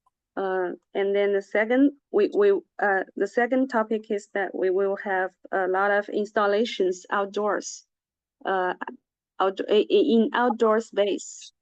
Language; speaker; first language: English; non-native, fluent; Chinese